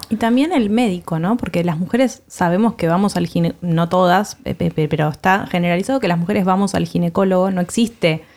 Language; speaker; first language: Spanish; native; Spanish